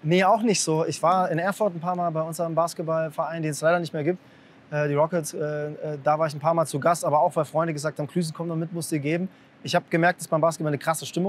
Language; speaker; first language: German; native; German